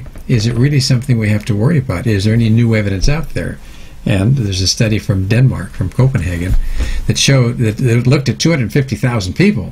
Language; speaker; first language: English; native; English